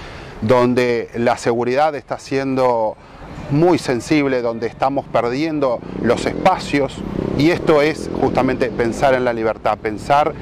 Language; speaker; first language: Spanish; native; Spanish